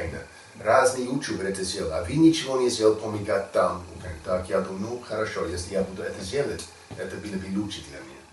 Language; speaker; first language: Russian; non-native, learner; English